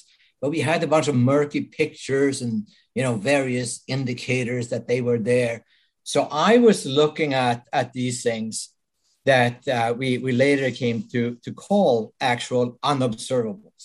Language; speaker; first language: English; non-native, fluent; Swedish